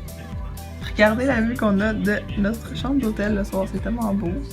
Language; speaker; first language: French; native; French